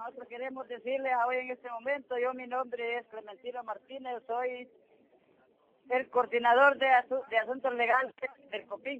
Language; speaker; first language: Spanish; native; Spanish